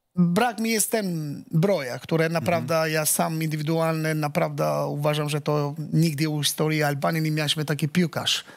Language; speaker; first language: Polish; non-native, learner; Albanian